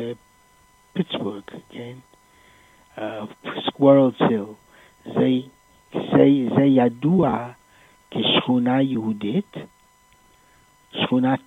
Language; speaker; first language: Hebrew; non-native, fluent; English